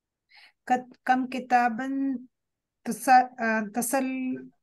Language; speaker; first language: Arabic; non-native, learner; Urdu